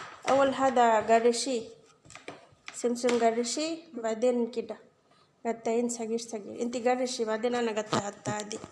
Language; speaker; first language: Arabic; non-native, learner; Bangla